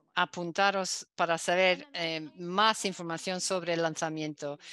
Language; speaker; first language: Spanish; non-native, fluent; Dutch